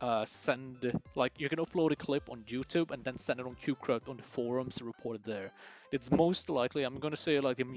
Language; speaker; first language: English; non-native, fluent; Swedish